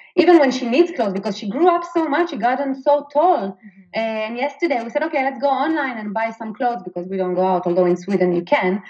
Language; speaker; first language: English; non-native, fluent; Hebrew